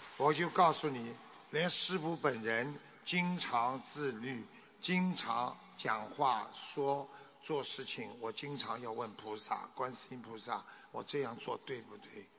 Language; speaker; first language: Chinese; native; Chinese